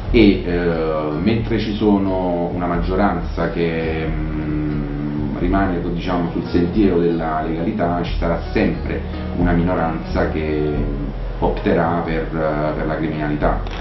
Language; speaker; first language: Italian; native; Italian